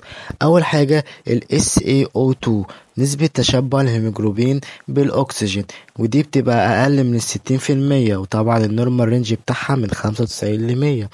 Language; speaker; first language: Arabic; native; Arabic